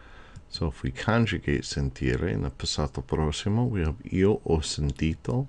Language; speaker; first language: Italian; non-native, fluent; English